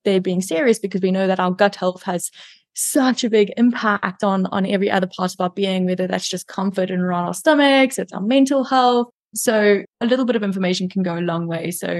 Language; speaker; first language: English; native; English